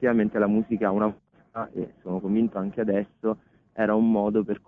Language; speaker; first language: Italian; native; Italian